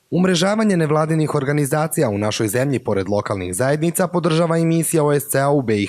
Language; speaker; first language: Bosnian; native; Bosnian